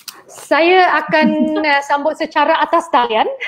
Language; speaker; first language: Malay; non-native, local second language; Chinese